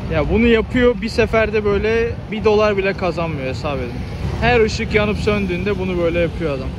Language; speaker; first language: Turkish; native; Turkish